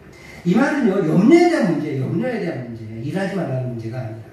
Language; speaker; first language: Korean; native; Korean